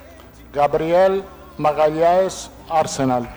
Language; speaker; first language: Portuguese; non-native, learner; Italian